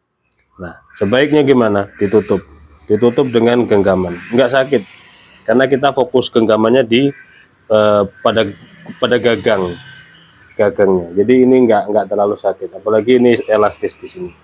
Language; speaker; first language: Indonesian; native; Indonesian